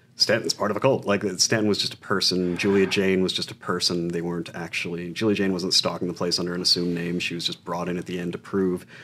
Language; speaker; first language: English; native; English